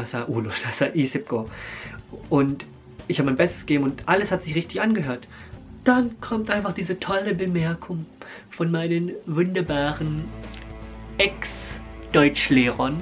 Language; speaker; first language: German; early bilingual, other home language; Filipino